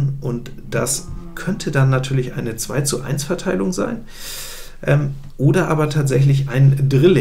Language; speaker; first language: German; native; German